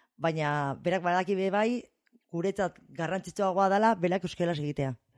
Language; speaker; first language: Basque; non-native, fluent; English